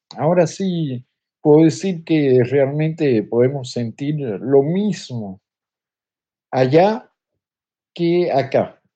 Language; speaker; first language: Spanish; native; Spanish